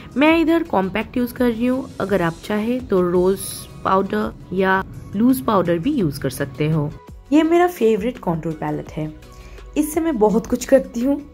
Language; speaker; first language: Hindi; non-native, local second language; Bangla